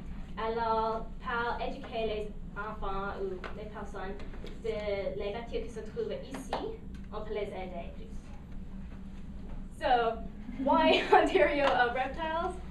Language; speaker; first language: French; non-native, local second language; English